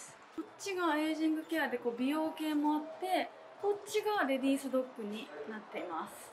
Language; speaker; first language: Japanese; native; Japanese